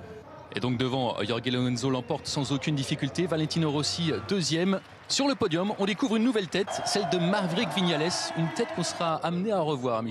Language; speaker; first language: French; native; French